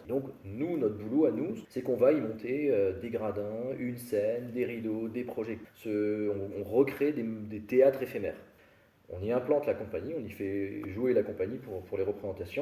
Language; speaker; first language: French; native; French